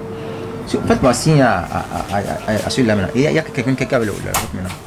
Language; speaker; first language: French; non-native, local second language; Fon